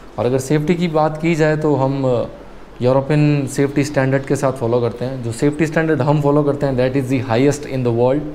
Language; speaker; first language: Hindi; native; Hindi